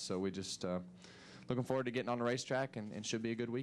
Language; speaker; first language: English; native; English